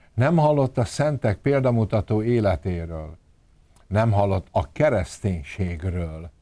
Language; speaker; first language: Hungarian; native; Hungarian